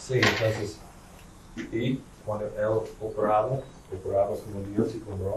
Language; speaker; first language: Spanish; non-native, learner; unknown